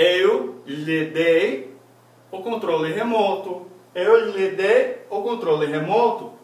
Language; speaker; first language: Portuguese; non-native, fluent; English